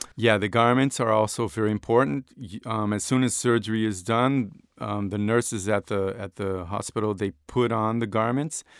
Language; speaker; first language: English; non-native, fluent; Portuguese